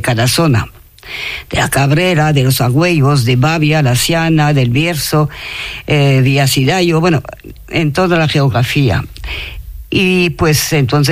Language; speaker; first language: Spanish; non-native, fluent; French